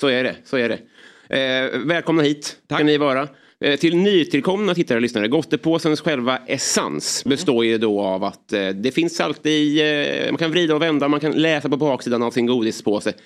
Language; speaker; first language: Swedish; native; Swedish